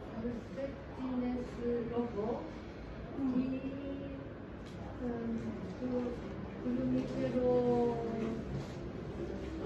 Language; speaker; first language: Spanish; non-native, learner; Japanese